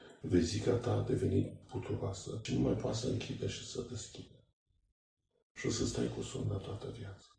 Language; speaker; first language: Romanian; native; Romanian